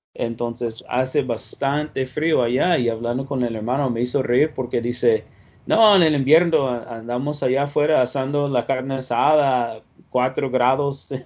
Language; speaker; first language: Spanish; non-native, fluent; English